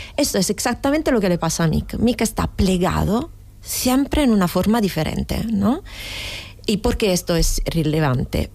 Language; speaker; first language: Spanish; non-native, fluent; Italian